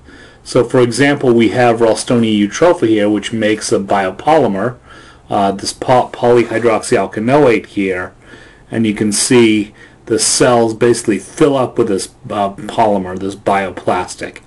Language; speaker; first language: English; native; English